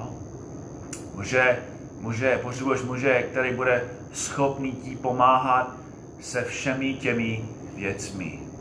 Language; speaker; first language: Czech; non-native, fluent; English